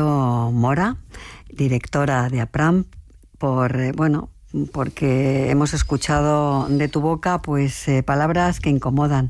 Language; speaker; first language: Spanish; native; Spanish